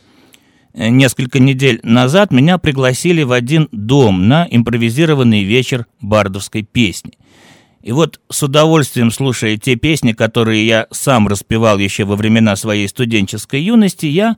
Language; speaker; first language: Russian; native; Russian